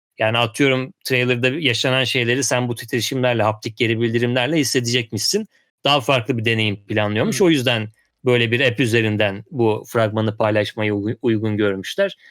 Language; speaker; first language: Turkish; native; Turkish